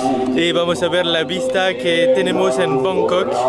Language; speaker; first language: Spanish; non-native, fluent; French